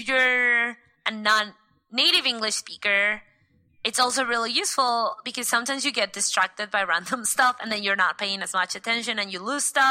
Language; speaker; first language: English; non-native, fluent; Spanish